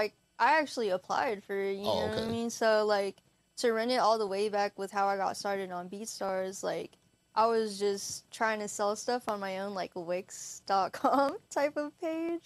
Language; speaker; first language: English; native; English